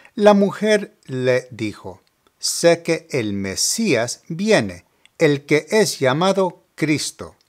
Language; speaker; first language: Spanish; early bilingual, heritage; Spanish